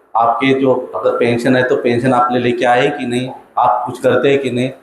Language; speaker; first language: Hindi; non-native, local second language; Marathi